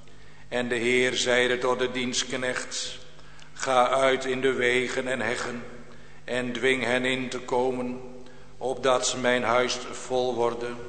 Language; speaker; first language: Dutch; native; Dutch